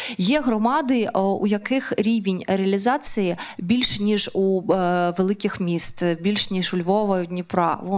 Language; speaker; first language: Ukrainian; non-native, local second language; Russian